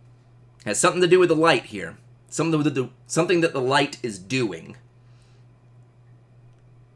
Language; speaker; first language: English; native; English